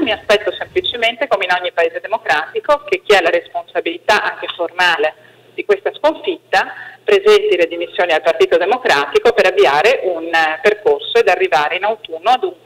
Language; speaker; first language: Italian; native; Italian